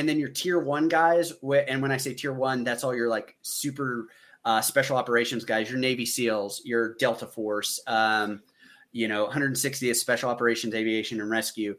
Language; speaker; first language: English; native; English